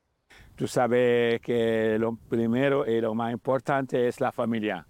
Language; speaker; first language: Spanish; non-native, learner; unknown